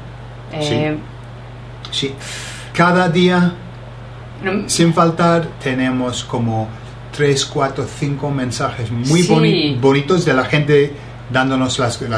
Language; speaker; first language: Spanish; non-native, fluent; English